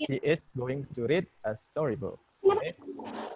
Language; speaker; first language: English; non-native, fluent; Indonesian